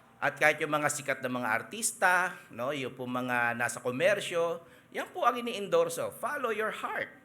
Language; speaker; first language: Filipino; native; Filipino